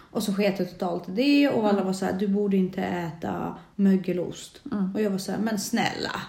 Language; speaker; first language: Swedish; early bilingual, other home language; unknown